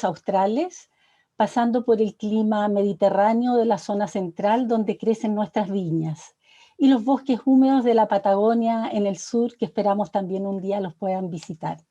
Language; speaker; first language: Spanish; native; Spanish